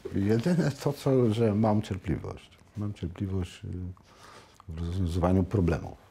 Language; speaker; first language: Polish; native; Polish